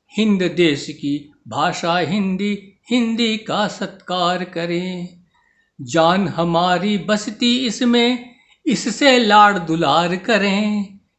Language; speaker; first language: Hindi; native; Hindi